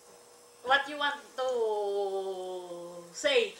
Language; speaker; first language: English; non-native, learner; Filipino